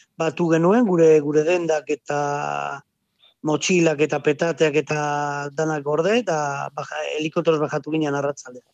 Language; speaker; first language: Basque; native; Basque